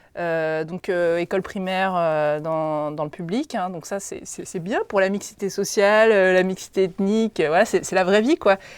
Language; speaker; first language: French; native; French